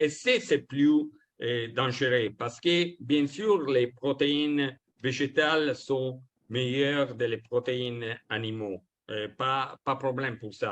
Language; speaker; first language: French; non-native, learner; Italian